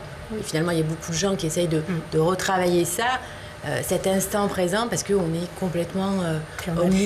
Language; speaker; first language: French; native; French